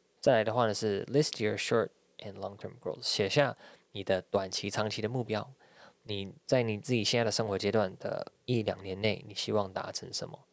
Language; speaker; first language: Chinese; native; Chinese